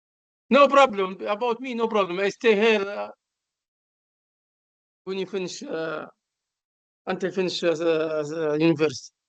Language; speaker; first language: English; non-native, learner; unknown